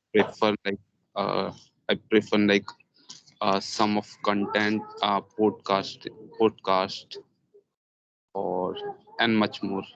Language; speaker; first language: English; non-native, learner; Hindi